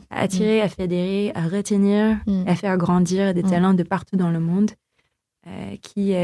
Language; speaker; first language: French; non-native, fluent; Filipino